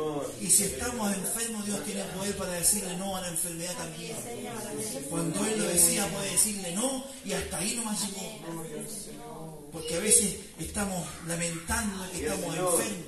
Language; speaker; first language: Spanish; native; Spanish